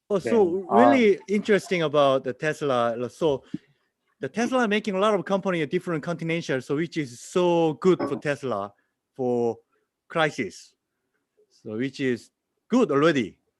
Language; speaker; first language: English; non-native, learner; Korean